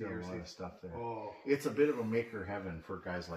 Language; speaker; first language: English; native; English